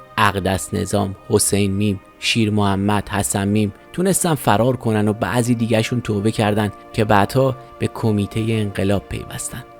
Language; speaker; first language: Persian; native; Persian